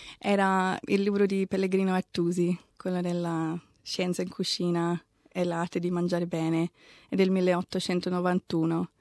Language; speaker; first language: Italian; non-native, fluent; English